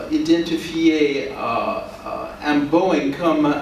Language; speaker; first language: French; non-native, learner; English